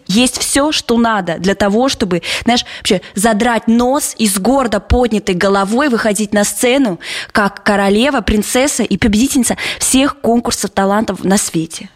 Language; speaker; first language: Russian; native; Russian